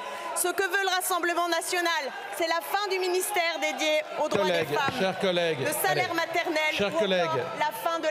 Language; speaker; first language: French; native; French